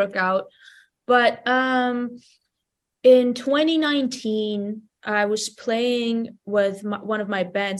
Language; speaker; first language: English; non-native, fluent; Armenian